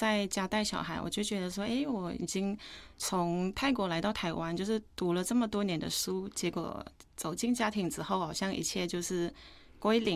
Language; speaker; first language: Chinese; non-native, fluent; Thai